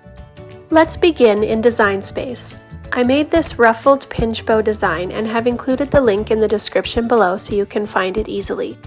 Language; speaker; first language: English; native; English